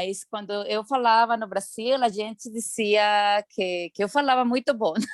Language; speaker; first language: Portuguese; non-native, learner; Spanish